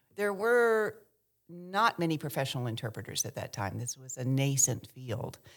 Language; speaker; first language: English; early bilingual, other home language; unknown